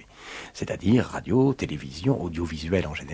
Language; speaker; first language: French; native; French